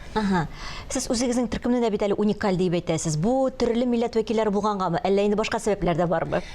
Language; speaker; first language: Tatar; native; Tatar